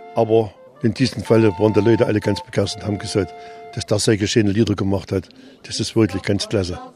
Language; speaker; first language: German; native; German